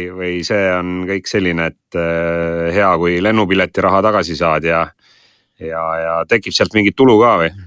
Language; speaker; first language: Estonian; native; Estonian